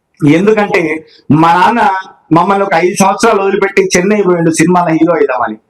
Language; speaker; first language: Telugu; native; Telugu